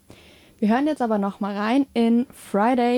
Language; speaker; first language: German; native; German